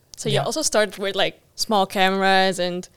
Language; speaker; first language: English; non-native, fluent; Dutch